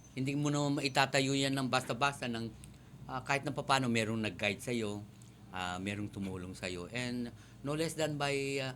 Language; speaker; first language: Filipino; non-native, local second language; Pampanga